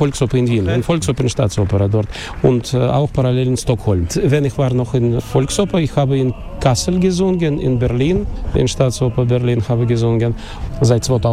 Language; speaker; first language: German; non-native, learner; Russian